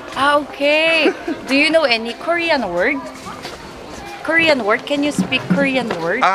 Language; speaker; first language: English; non-native, fluent; Filipino